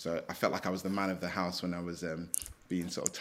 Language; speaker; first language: English; native; English